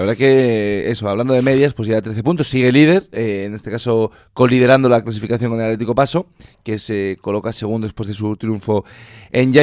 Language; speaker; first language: Spanish; native; Spanish